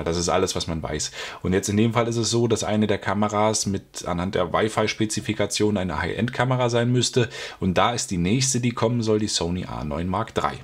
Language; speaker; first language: German; native; German